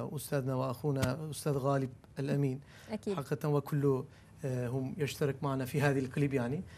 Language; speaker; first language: Arabic; non-native, learner; Turkish